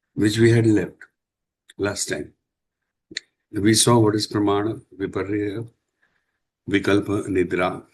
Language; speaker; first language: English; non-native, local second language; Marathi